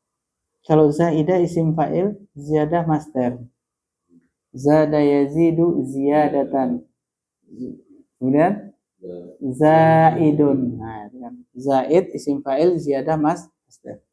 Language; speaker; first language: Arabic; non-native, fluent; Indonesian